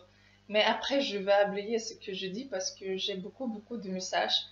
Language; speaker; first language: French; non-native, learner; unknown